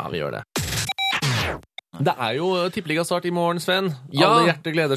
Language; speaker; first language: Norwegian; native; Norwegian